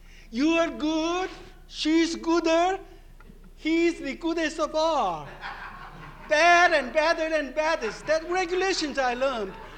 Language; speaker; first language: English; non-native, fluent; Korean